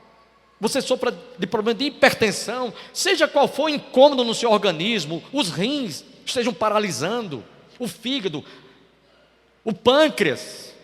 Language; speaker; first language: Portuguese; native; Portuguese